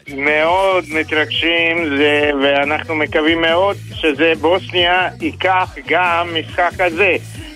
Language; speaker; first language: Hebrew; non-native, fluent; Bosnian